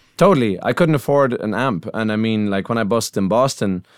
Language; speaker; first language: English; native; English